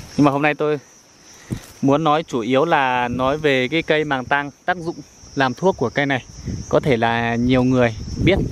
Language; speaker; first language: Vietnamese; non-native, local second language; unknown